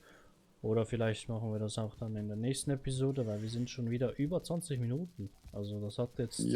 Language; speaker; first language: German; native; German